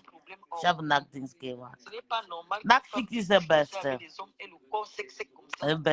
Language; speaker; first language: German; non-native, learner; French